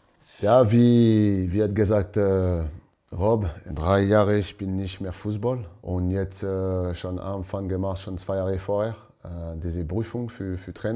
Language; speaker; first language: German; non-native, learner; French